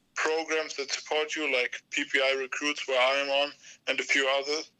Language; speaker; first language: English; non-native, fluent; German